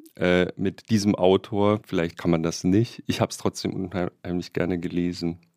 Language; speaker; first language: German; native; German